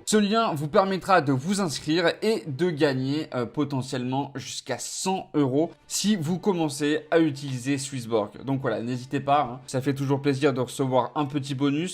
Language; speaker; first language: French; native; French